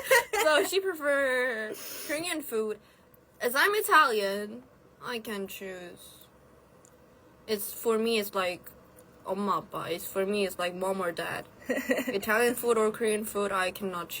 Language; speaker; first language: English; non-native, fluent; Italian